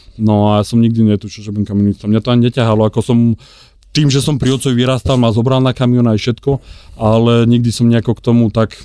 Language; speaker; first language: Slovak; native; Slovak